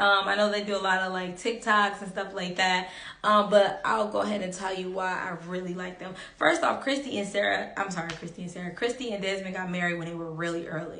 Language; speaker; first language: English; native; English